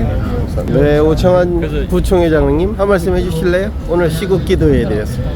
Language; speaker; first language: Korean; native; Korean